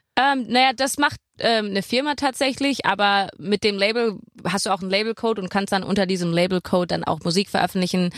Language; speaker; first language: German; non-native, fluent; English